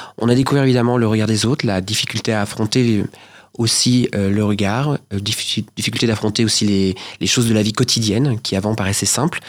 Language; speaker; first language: French; native; French